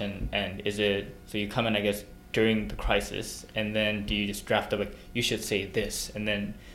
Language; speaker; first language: English; non-native, local second language; Korean